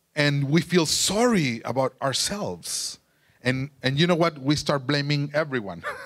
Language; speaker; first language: English; non-native, fluent; Spanish